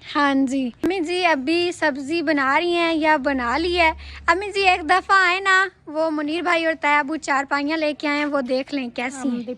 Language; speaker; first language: Urdu; non-native, local second language; Punjabi